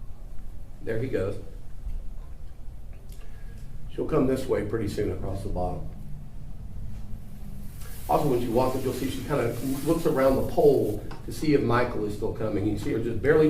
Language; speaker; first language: English; native; English